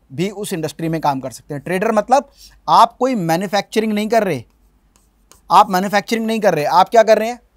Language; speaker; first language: Hindi; native; Hindi